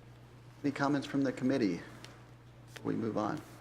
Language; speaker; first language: English; native; English